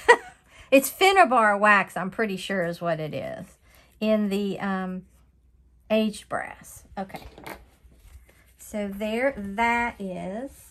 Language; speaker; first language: English; native; English